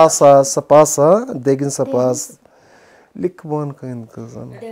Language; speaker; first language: Armenian; non-native, learner; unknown